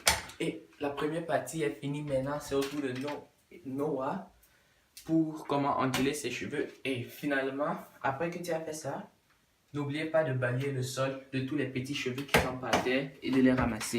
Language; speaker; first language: French; non-native, local second language; English